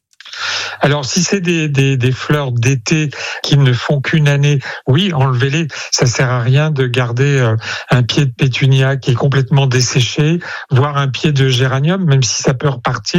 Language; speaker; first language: French; native; French